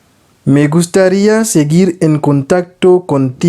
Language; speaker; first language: Spanish; non-native, learner; Haitian Creole